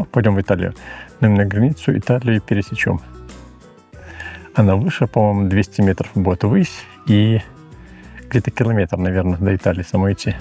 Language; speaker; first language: Russian; native; Russian